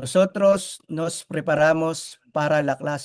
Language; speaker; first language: Spanish; non-native, learner; Filipino